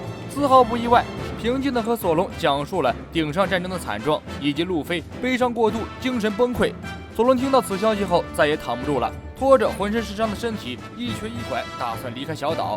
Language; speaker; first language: Chinese; native; Chinese